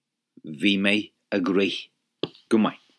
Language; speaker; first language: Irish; non-native, learner; English